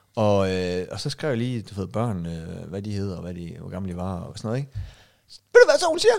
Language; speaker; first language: Danish; native; Danish